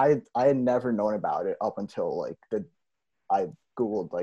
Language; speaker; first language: English; native; English